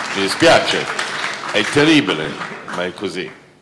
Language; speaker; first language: Italian; non-native, fluent; English